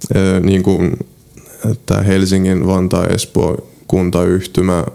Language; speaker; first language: Finnish; early bilingual, other home language; Polish